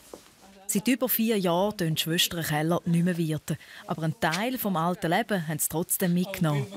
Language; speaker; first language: German; native; German